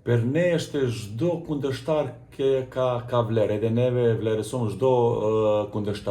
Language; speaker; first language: Albanian; non-native, learner; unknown